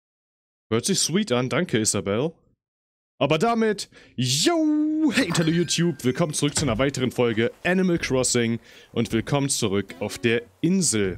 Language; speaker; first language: German; native; German